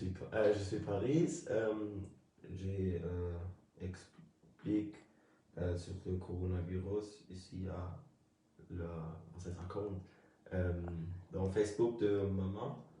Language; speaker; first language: French; early bilingual, other home language; Lingala